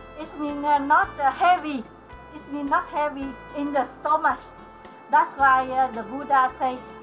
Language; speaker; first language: English; non-native, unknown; Vietnamese